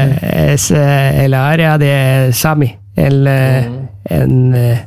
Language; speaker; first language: Spanish; non-native, learner; Norwegian